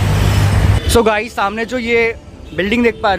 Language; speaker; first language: Hindi; non-native, local second language; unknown